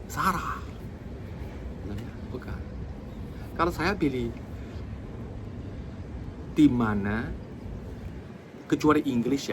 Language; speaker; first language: Indonesian; non-native, fluent; Chinese